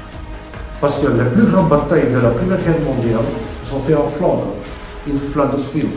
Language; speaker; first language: French; non-native, local second language; Dutch